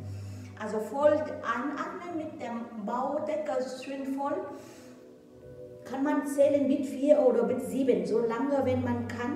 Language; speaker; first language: German; non-native, learner; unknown